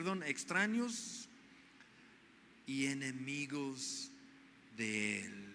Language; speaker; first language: Spanish; non-native, fluent; English